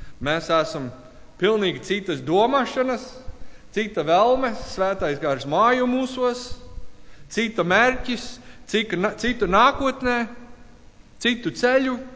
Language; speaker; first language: Latvian; non-native, learner; English